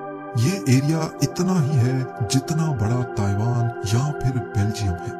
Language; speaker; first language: Urdu; native; Urdu